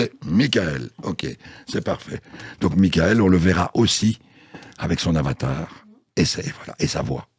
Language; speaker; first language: French; native; French